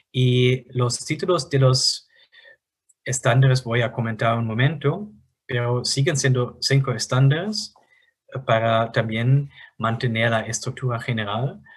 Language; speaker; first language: Spanish; non-native, fluent; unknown